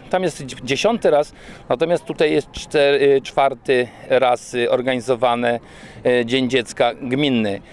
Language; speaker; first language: Polish; native; Polish